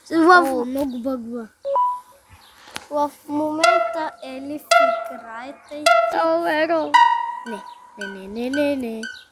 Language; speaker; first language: Bulgarian; non-native, local second language; Turkish